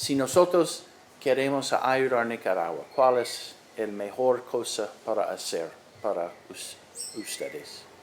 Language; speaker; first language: Spanish; non-native, learner; English